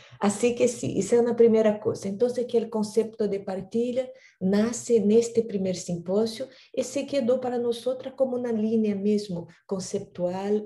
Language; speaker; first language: Portuguese; non-native, learner; Spanish